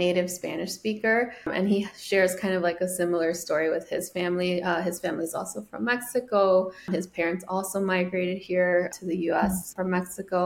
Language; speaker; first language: English; early bilingual, other home language; Spanish